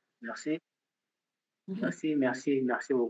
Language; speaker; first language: French; non-native, local second language; Portuguese